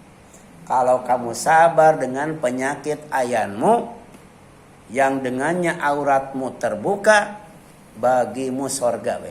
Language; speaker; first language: Indonesian; native; Indonesian